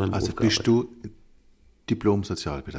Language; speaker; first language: German; native; German